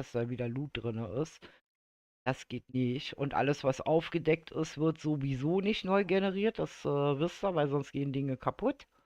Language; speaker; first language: German; native; German